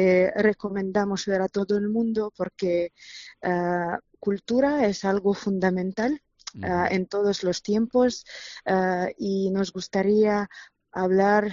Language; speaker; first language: Spanish; non-native, fluent; Ukrainian